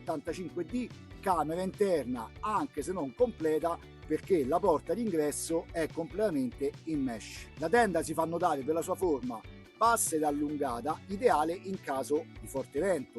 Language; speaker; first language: Italian; native; Italian